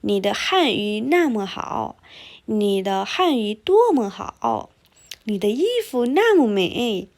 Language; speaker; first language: Chinese; non-native, fluent; Indonesian